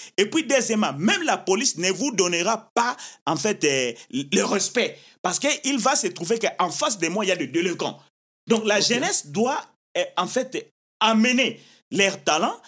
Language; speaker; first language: French; non-native, local second language; Lingala